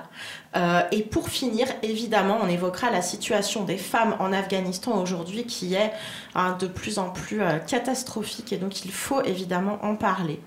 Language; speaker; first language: French; native; French